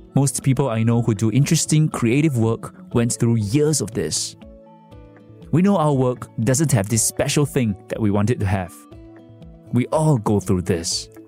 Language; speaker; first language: English; non-native, fluent; Chinese